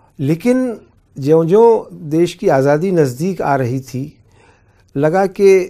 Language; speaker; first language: Hindi; native; Hindi